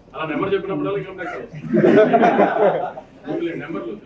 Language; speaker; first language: Telugu; native; Telugu